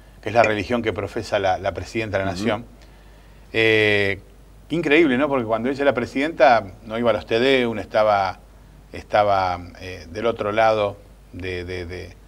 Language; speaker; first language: Spanish; native; Spanish